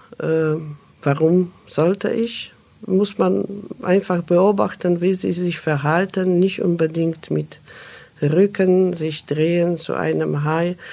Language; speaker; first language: German; non-native, fluent; Polish